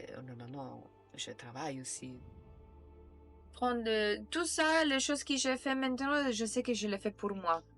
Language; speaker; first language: French; non-native, fluent; Italian